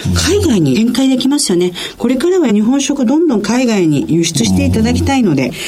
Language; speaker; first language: Japanese; native; Japanese